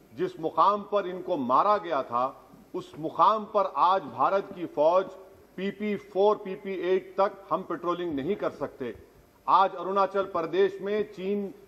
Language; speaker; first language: Urdu; native; Urdu